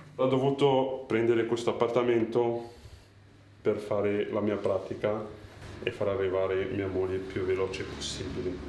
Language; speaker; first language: Italian; non-native, fluent; Arabic